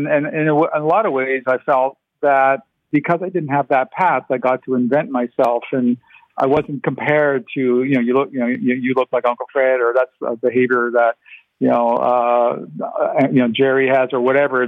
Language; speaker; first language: English; non-native, fluent; Ukrainian